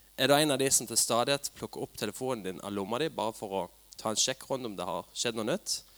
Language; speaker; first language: Norwegian; native; Norwegian